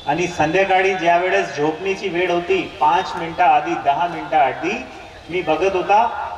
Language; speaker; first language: Marathi; non-native, local second language; Hindi